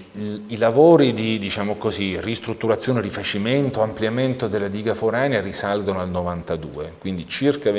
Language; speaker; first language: Italian; native; Italian